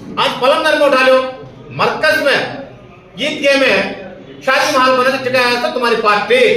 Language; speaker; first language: Hindi; non-native, local second language; Urdu